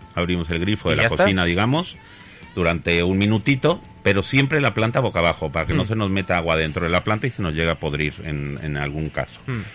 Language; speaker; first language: Spanish; native; Spanish